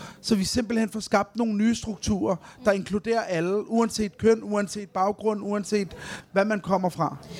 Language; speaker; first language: Danish; early bilingual, other home language; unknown